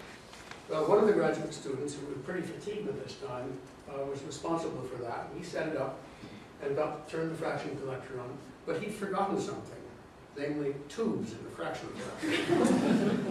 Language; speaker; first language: English; native; English